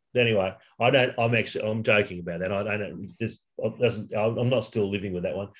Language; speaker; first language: English; native; English